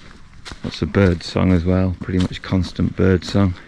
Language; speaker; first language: English; native; English